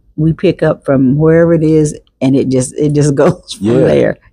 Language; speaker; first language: English; native; English